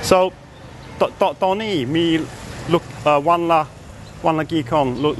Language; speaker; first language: Thai; non-native, learner; English